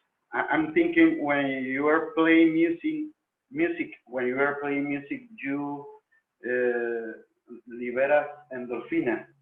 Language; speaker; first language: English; non-native, learner; Spanish